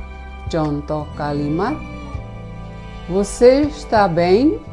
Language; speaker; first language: Portuguese; non-native, fluent; Indonesian